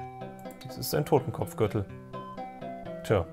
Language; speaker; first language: German; native; German